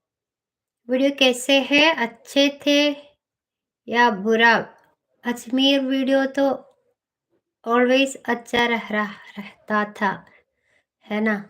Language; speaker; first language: Hindi; non-native, local second language; Malayalam